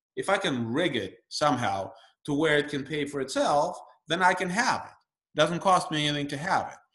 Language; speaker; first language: English; early bilingual, other home language; Russian